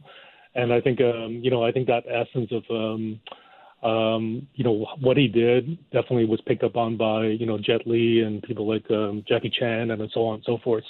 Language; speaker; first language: English; non-native, local second language; Cantonese